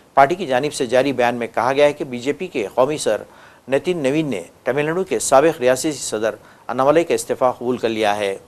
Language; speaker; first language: Urdu; native; Urdu